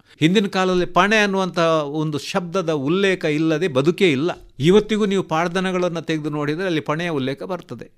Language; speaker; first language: Kannada; non-native, local second language; Tulu